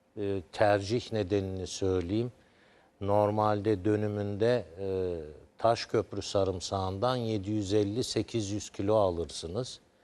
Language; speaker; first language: Turkish; native; Turkish